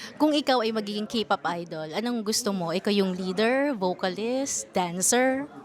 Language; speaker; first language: Filipino; native; Filipino